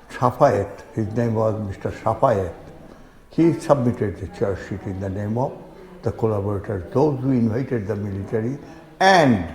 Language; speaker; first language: English; non-native, local second language; Bangla